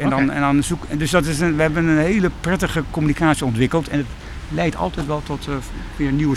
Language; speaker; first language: Dutch; native; Dutch